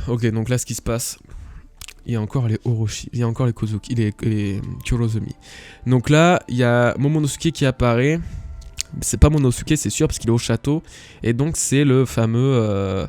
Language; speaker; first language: French; native; French